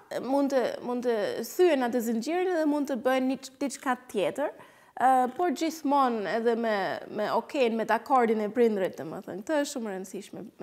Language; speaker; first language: Albanian; non-native, fluent; German